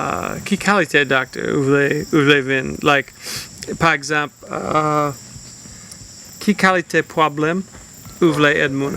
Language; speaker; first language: Haitian Creole; non-native, learner; English